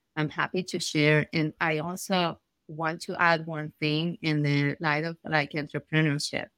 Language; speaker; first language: English; non-native, fluent; Spanish